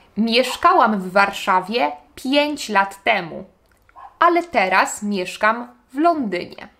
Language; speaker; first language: Polish; native; Polish